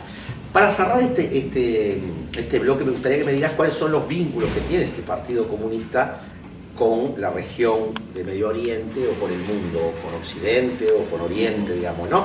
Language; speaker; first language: Spanish; native; Spanish